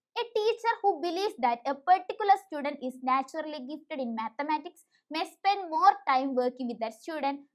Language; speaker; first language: English; non-native, local second language; Malayalam